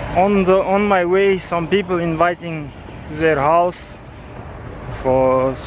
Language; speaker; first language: English; non-native, learner; Kazakh